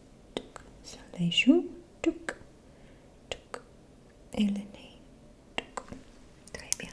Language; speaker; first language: French; non-native, fluent; English